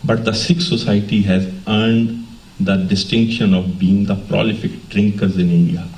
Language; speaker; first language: English; non-native, local second language; Punjabi